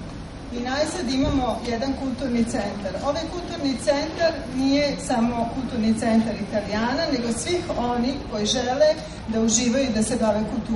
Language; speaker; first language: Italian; non-native, learner; Serbian